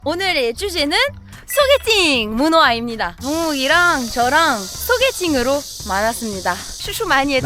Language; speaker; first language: Korean; non-native, fluent; French